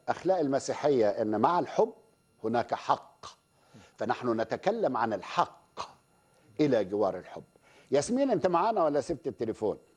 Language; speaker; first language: Arabic; native; Arabic